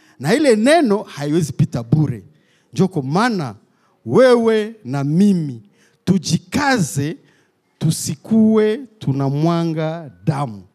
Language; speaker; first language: Swahili; native; Swahili